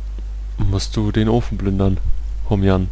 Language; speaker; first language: German; native; German